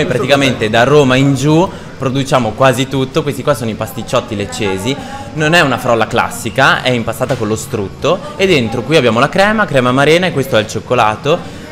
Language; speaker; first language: Italian; native; Italian